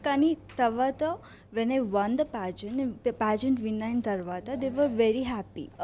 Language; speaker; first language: Telugu; native; Telugu